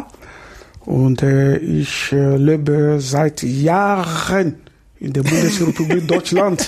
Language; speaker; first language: German; non-native, fluent; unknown